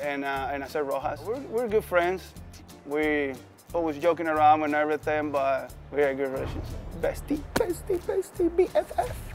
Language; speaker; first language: English; non-native, fluent; Spanish